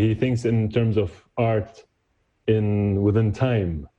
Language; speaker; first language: English; non-native, fluent; Arabic